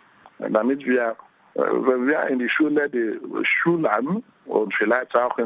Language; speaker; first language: German; non-native, fluent; Igbo